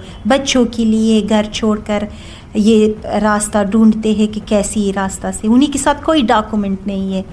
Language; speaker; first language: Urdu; non-native, learner; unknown